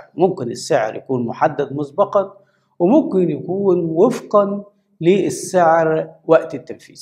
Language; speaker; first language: Arabic; native; Arabic